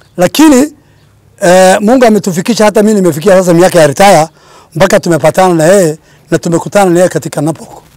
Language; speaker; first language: Swahili; non-native, local second language; Somali